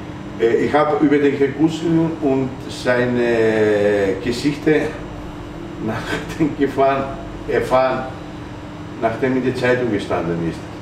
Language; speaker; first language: German; non-native, fluent; Greek